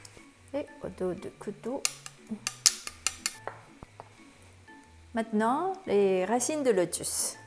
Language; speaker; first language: French; non-native, fluent; Japanese